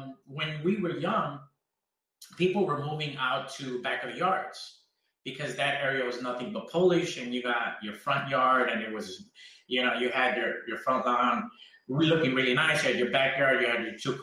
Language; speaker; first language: English; early bilingual, other home language; Spanish